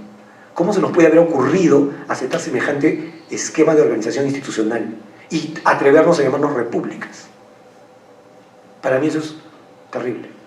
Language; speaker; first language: Spanish; native; Spanish